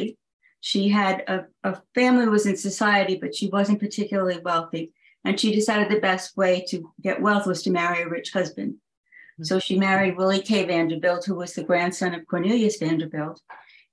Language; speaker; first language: English; native; English